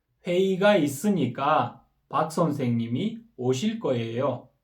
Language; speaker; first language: Korean; non-native, fluent; Kyrgyz